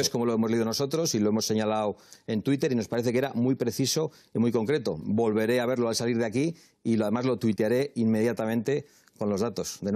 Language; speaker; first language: Spanish; native; Spanish